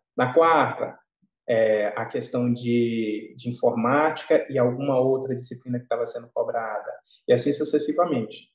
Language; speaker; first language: Portuguese; native; Portuguese